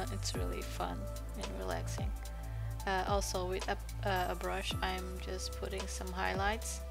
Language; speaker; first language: English; non-native, fluent; Portuguese